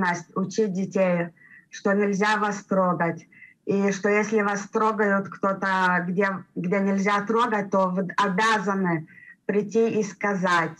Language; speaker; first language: Russian; early bilingual, heritage; Russian